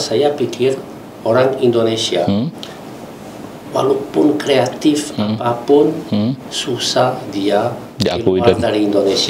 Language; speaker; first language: Indonesian; non-native, learner; Italian